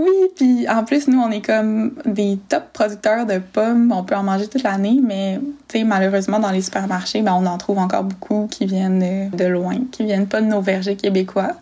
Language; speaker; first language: French; native; French